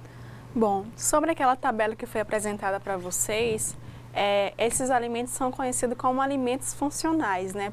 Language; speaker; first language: Portuguese; native; Portuguese